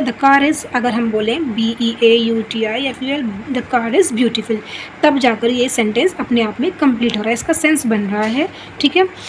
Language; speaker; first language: Hindi; native; Hindi